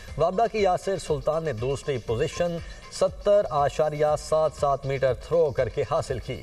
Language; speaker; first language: Urdu; native; Urdu